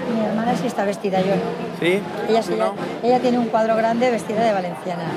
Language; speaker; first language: Spanish; native; Spanish